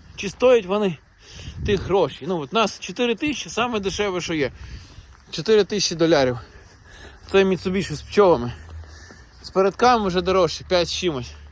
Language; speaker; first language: Ukrainian; native; Ukrainian